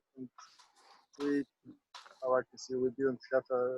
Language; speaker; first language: English; non-native, learner; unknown